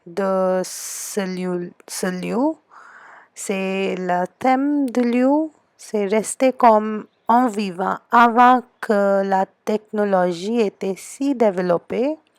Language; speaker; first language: French; non-native, fluent; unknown